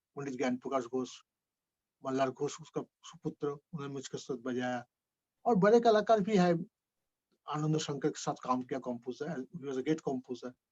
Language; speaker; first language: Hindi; non-native, local second language; Bangla